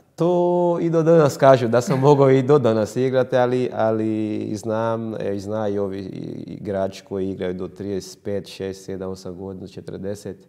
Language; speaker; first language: Croatian; non-native, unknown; Portuguese